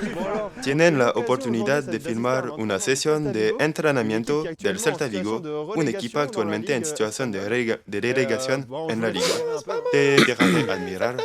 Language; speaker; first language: Spanish; non-native, learner; French